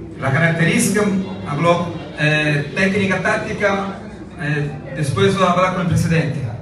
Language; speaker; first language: Spanish; non-native, learner; Portuguese